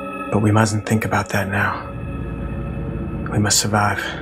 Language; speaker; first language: English; native; English